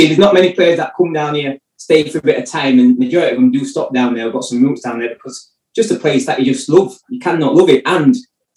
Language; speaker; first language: English; native; English